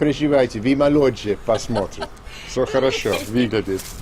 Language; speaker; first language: Russian; non-native, learner; English